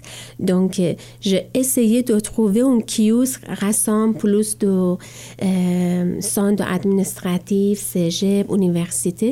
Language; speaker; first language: French; non-native, learner; Persian